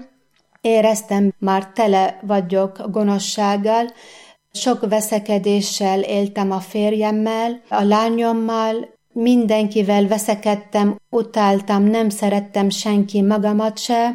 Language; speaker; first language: Hungarian; non-native, learner; Arabic